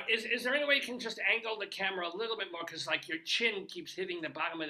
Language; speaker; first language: English; native; English